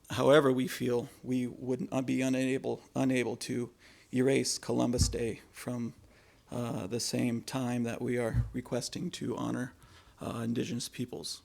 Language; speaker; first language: English; native; English